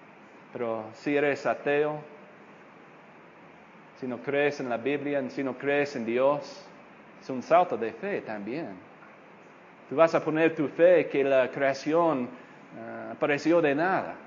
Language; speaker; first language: Spanish; non-native, fluent; English